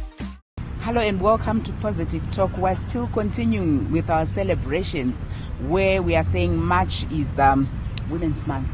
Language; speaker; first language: English; non-native, local second language; Shona